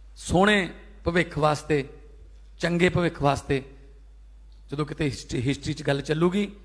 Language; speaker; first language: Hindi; non-native, local second language; Punjabi